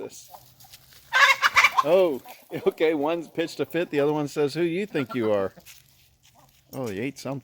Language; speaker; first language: English; native; English